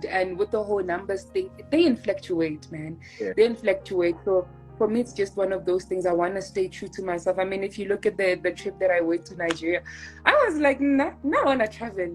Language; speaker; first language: English; non-native, local second language; Tswana